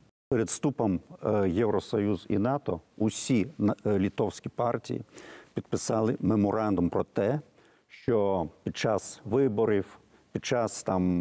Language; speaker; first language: Ukrainian; non-native, fluent; Lithuanian